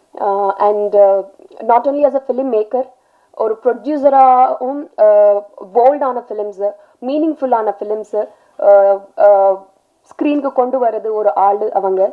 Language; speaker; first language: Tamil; non-native, learner; Telugu